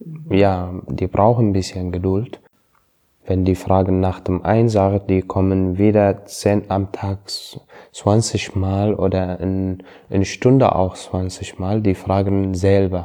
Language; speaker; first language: German; non-native, learner; Arabic